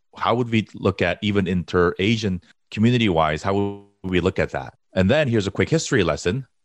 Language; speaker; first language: English; early bilingual, other home language; Korean